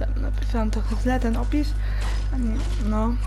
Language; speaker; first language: Polish; early bilingual, heritage; German